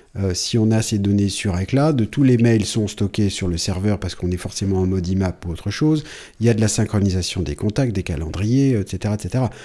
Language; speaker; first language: French; native; French